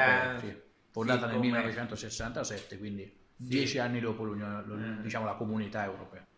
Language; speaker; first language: Italian; native; Italian